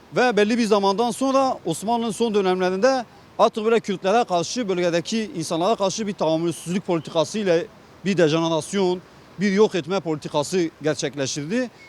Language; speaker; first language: Turkish; non-native, local second language; Kurdish